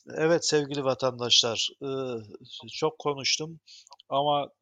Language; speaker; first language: Turkish; early bilingual, heritage; Turkish